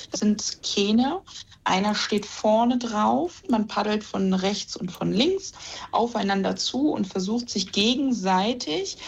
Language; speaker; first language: German; native; German